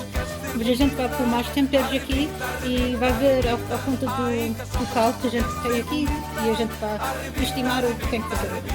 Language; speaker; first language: Portuguese; early bilingual, heritage; Portuguese